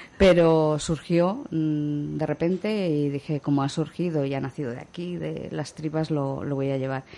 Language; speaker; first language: Spanish; native; Spanish